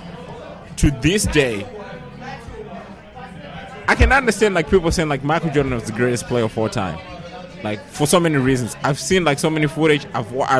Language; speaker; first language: English; non-native, local second language; Shona